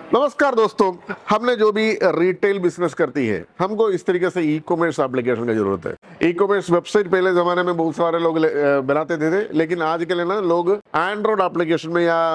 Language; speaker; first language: Hindi; non-native, local second language; Malayalam